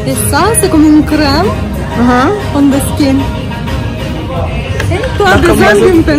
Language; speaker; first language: French; non-native, learner; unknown